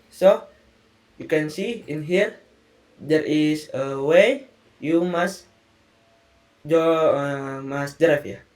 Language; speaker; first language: English; non-native, learner; Indonesian